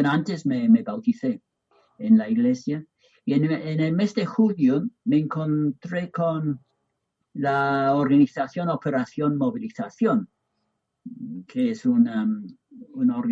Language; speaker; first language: Spanish; non-native, fluent; English